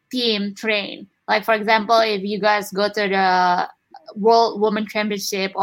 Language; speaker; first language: English; non-native, fluent; Indonesian